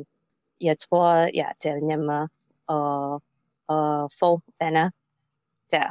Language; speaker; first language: Danish; non-native, learner; English